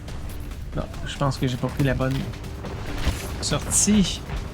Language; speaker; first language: French; native; French